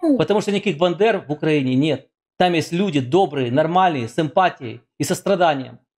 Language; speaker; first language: Russian; native; Russian